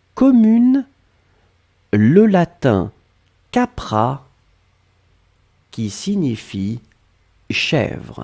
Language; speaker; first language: French; native; French